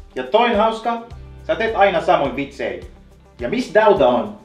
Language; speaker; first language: Finnish; non-native, fluent; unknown